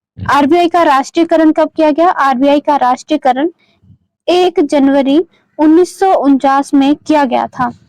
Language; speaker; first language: Hindi; native; Hindi